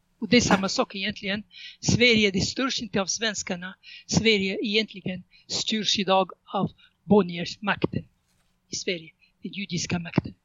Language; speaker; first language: Swedish; non-native, fluent; Arabic